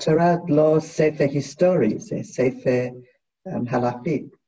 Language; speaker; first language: Hebrew; non-native, learner; English